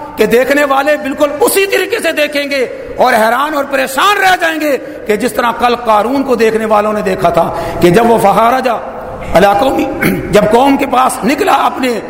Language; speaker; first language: Urdu; native; Urdu